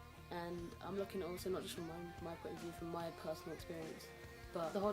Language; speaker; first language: English; native; English